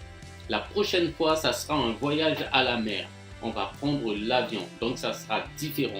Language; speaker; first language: French; non-native, fluent; Japanese